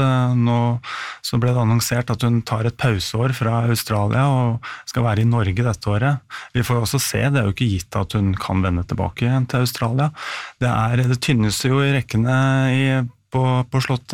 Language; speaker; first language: Norwegian; native; Norwegian